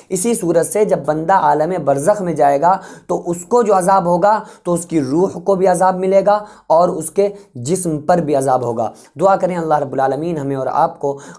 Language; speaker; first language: Urdu; native; Urdu